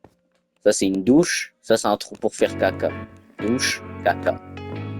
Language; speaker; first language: French; native; French